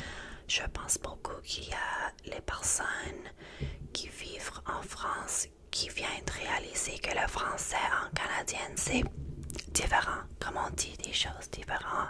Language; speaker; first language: French; non-native, learner; English